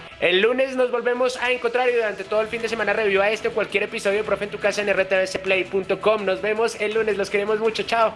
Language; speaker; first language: Spanish; native; Spanish